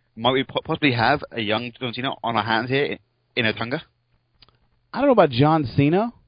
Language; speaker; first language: English; native; English